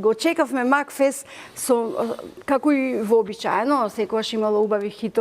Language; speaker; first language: Macedonian; native; Macedonian